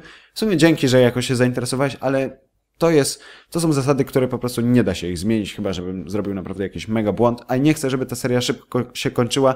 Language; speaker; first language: Polish; native; Polish